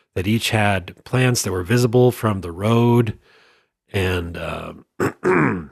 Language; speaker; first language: English; native; English